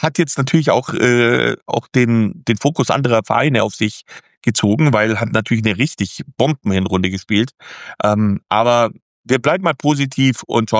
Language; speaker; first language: German; native; German